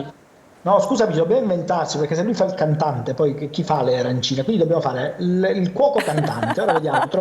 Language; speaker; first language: Italian; native; Italian